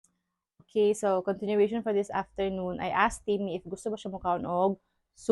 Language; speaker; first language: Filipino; non-native, local second language; Cebuano